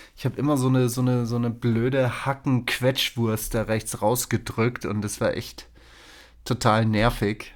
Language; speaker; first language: German; native; German